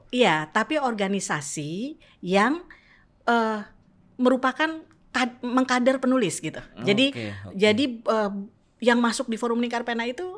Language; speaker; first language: Indonesian; native; Indonesian